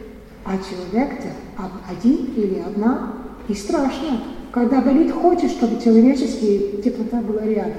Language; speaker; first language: Russian; non-native, fluent; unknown